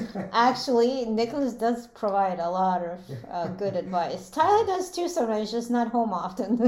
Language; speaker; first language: English; early bilingual, other home language; Latvian